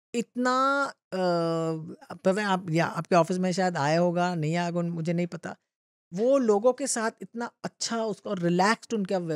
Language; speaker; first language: Hindi; non-native, local second language; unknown